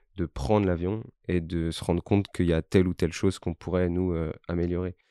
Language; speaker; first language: French; native; French